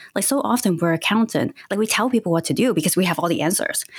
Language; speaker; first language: English; non-native, local second language; Cantonese